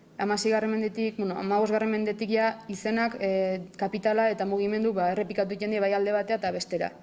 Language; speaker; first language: Basque; native; Basque